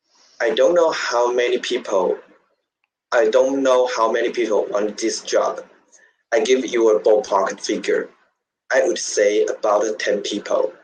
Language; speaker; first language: English; non-native, learner; Chinese